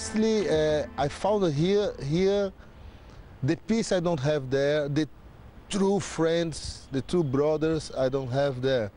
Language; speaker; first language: English; non-native, learner; Portuguese